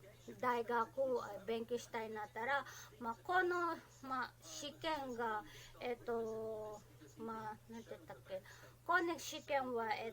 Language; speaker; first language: Japanese; non-native, learner; Filipino